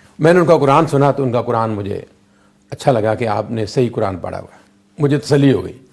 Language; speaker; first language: Urdu; non-native, local second language; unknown